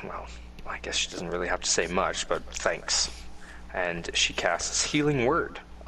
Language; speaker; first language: English; native; English